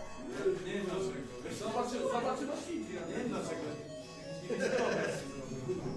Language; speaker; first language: Polish; native; Polish